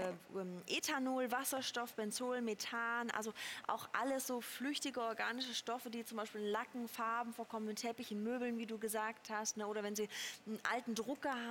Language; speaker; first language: German; native; German